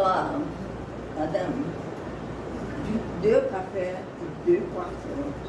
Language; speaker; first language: French; non-native, learner; Portuguese